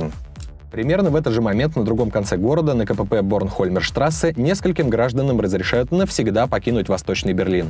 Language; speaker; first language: Russian; native; Russian